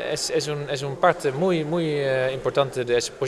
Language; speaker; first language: Spanish; non-native, fluent; Dutch